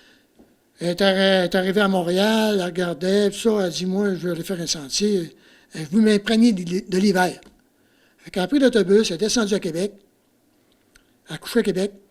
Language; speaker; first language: French; native; French